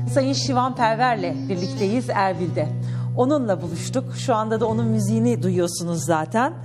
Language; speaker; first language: Turkish; native; Turkish